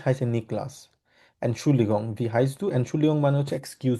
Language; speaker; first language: German; non-native, fluent; Bangla